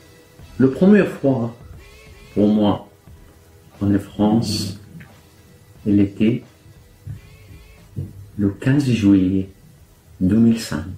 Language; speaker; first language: French; non-native, fluent; Arabic